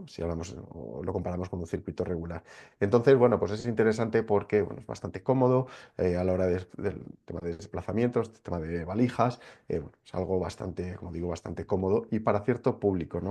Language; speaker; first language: Spanish; native; Spanish